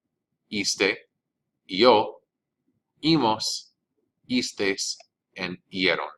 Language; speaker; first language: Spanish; non-native, fluent; English